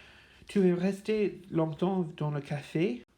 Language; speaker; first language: French; non-native, fluent; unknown